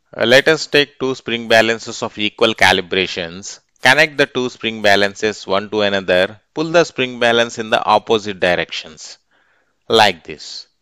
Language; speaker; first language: English; non-native, local second language; Telugu